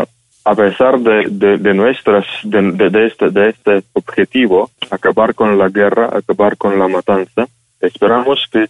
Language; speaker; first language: Spanish; non-native, fluent; Ukrainian